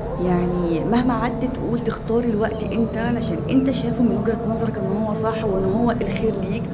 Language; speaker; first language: Arabic; native; Arabic